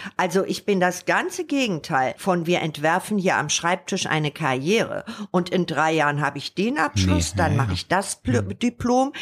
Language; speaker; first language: German; native; German